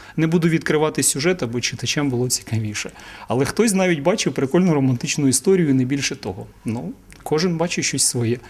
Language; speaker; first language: Ukrainian; non-native, local second language; Russian